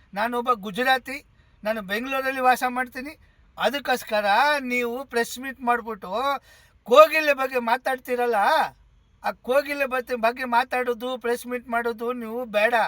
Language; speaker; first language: Kannada; non-native, local second language; Gujarati